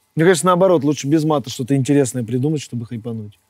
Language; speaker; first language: Russian; native; Russian